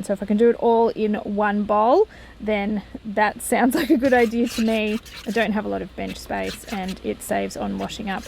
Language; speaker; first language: English; native; English